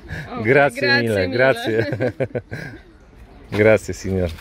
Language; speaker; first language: Italian; non-native, learner; Polish